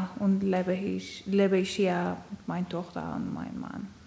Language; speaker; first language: German; non-native, learner; Persian